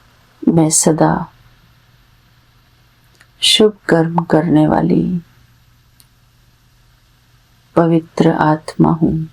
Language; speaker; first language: Hindi; native; Hindi